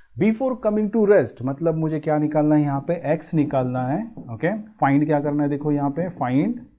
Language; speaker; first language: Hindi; non-native, local second language; Marathi